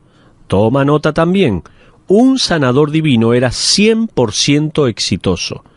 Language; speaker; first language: Spanish; native; Spanish